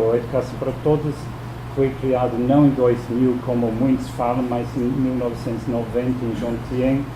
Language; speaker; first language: Portuguese; non-native, fluent; English